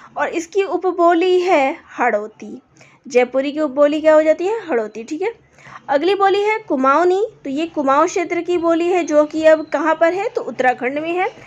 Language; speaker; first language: Hindi; native; Hindi